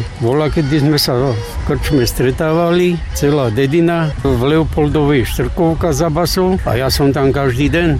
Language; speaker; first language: Slovak; native; Slovak